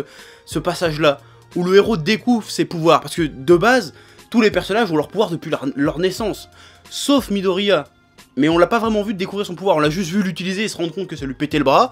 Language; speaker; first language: French; native; French